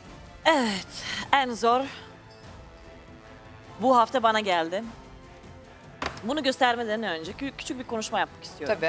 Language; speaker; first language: Turkish; non-native, fluent; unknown